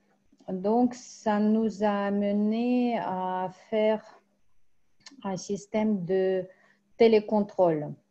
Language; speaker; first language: French; non-native, fluent; Russian